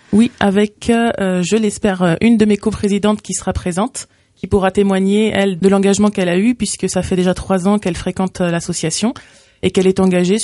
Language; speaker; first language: French; native; French